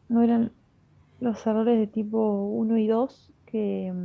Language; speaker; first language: Spanish; native; Spanish